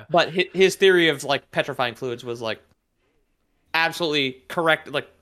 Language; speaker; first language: English; native; English